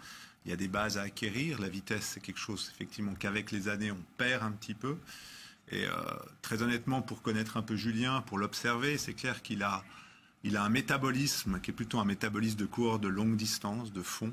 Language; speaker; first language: French; native; French